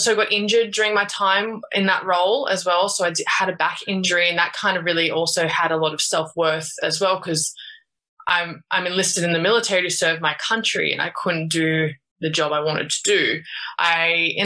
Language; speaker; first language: English; native; English